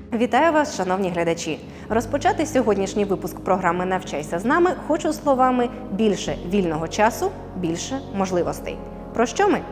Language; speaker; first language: Ukrainian; native; Ukrainian